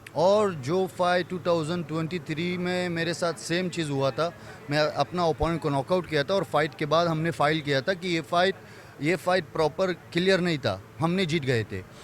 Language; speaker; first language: Hindi; non-native, fluent; Persian